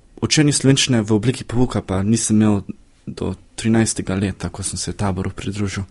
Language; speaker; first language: Slovenian; early bilingual, heritage; Slovenian